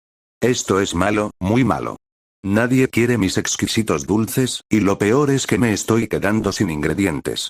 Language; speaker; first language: Spanish; native; Spanish